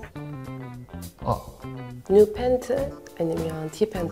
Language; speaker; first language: Korean; non-native, fluent; Turkish